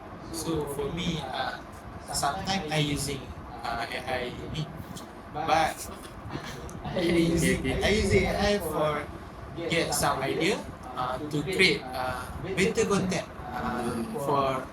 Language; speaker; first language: English; non-native, learner; Malay